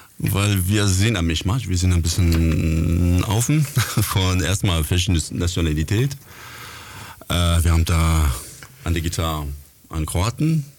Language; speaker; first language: German; non-native, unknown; French